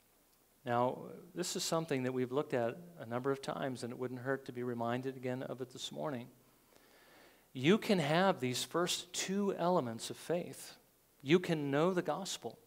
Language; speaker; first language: English; native; English